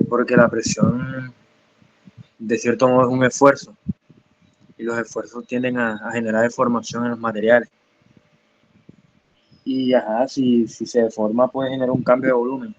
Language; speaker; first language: Spanish; native; Spanish